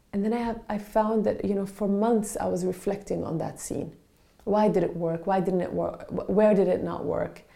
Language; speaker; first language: English; non-native, fluent; Arabic